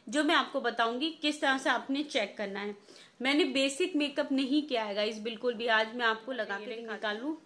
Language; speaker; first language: Hindi; native; Hindi